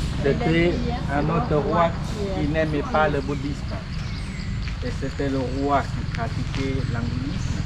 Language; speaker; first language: French; non-native, fluent; Khmer